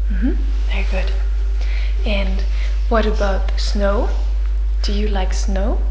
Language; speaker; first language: English; non-native, fluent; German